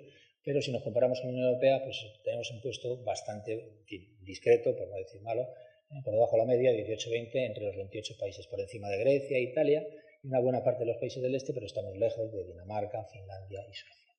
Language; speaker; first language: Spanish; native; Spanish